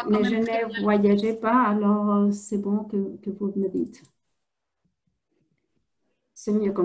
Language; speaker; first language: French; non-native, fluent; Spanish